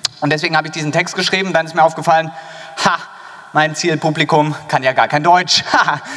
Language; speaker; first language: German; native; German